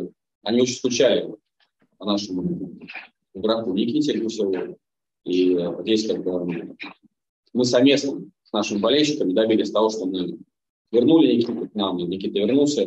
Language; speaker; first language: Russian; native; Russian